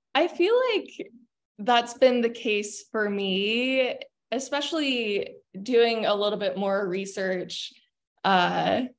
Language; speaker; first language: English; native; English